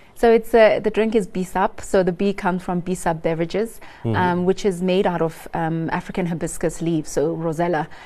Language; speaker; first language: English; non-native, local second language; Xhosa